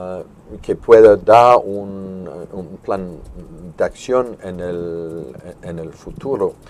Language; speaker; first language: Spanish; non-native, fluent; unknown